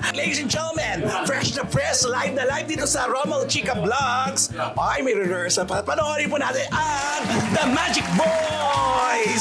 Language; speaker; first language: Filipino; non-native, local second language; Iloko